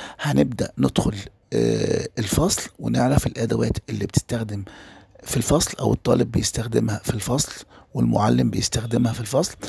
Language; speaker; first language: Arabic; native; Arabic